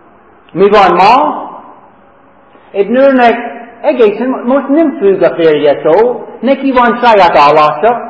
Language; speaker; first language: Hungarian; non-native, fluent; English